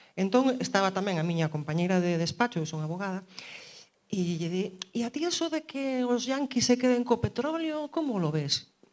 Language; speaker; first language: Galician; early bilingual, heritage; Galician